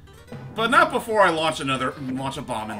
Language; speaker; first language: English; native; English